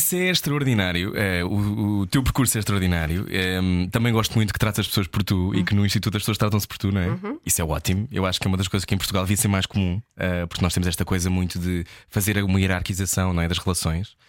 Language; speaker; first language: Portuguese; native; Portuguese